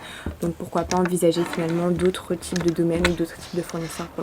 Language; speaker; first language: French; native; French